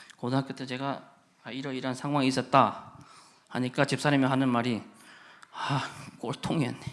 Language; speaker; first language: Korean; native; Korean